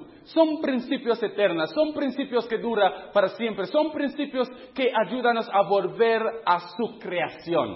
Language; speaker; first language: Spanish; non-native, fluent; English